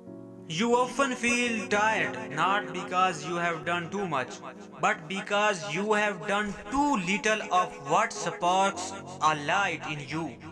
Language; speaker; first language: English; non-native, local second language; Urdu